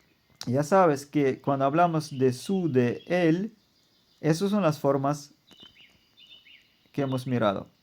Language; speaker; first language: Spanish; non-native, fluent; German